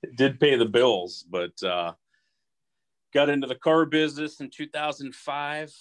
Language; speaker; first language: English; native; English